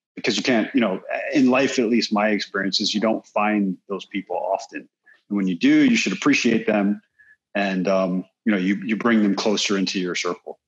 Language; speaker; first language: English; native; English